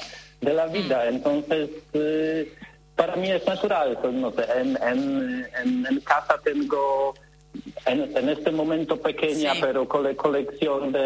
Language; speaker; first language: Spanish; non-native, learner; Polish